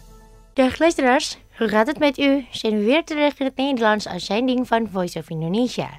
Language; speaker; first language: Dutch; non-native, learner; Indonesian